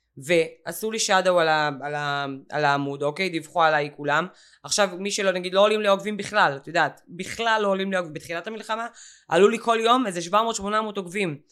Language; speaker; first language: Hebrew; native; Hebrew